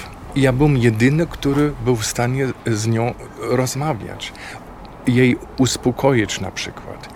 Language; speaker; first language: Polish; non-native, fluent; German